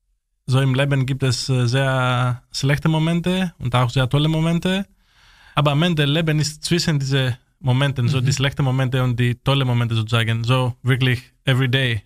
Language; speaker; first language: German; non-native, learner; Greek